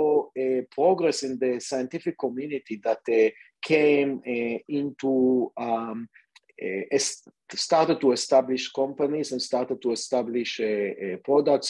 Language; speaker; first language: English; non-native, fluent; Hebrew